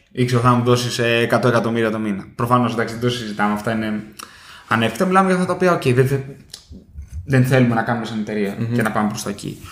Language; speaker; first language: Greek; early bilingual, heritage; Greek